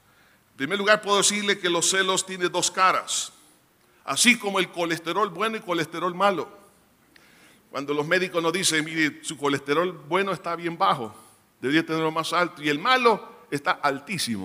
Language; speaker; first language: Spanish; native; Spanish